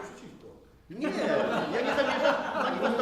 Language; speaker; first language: Polish; native; Polish